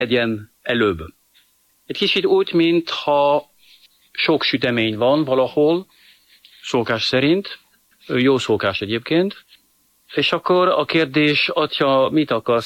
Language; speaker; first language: Hungarian; non-native, fluent; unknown